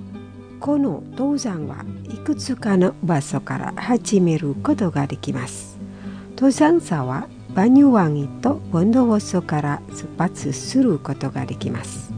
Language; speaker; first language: Japanese; non-native, fluent; Indonesian